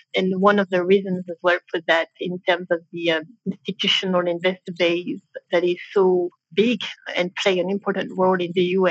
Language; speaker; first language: English; non-native, fluent; French